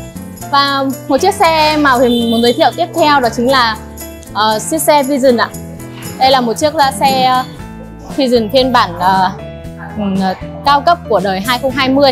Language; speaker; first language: Vietnamese; native; Vietnamese